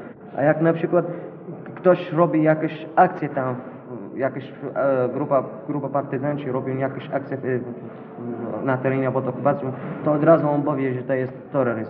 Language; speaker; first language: Polish; non-native, learner; Arabic